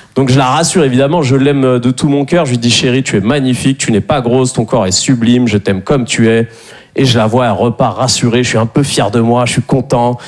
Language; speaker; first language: French; native; French